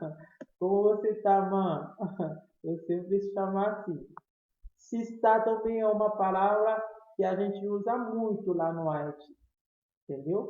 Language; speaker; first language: Portuguese; non-native, fluent; Haitian Creole